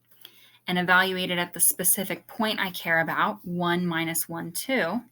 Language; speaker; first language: English; native; English